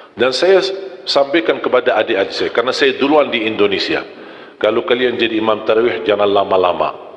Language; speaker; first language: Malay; non-native, fluent; Arabic